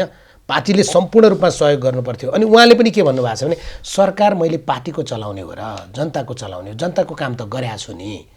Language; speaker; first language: Nepali; native; Nepali